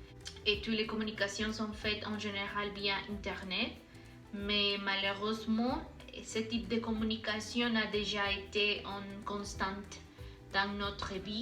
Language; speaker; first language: French; non-native, learner; Spanish